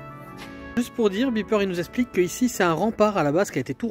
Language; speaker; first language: French; native; French